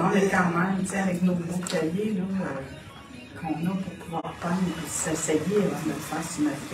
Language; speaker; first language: French; native; French